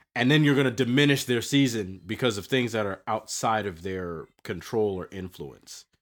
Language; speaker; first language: English; native; English